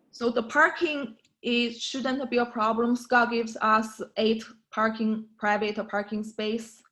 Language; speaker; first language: English; non-native, learner; Chinese